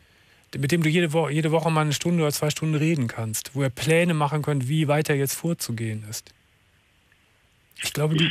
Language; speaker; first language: German; native; German